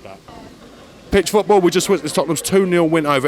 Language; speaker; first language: English; native; English